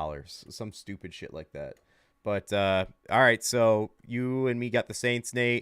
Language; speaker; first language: English; native; English